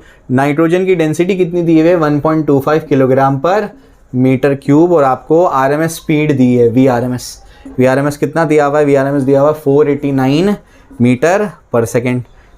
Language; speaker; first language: Hindi; native; Hindi